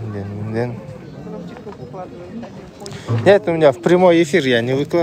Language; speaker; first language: Russian; non-native, local second language; Kyrgyz